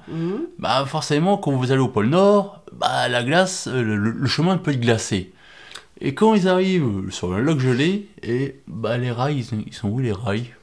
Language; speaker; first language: French; native; French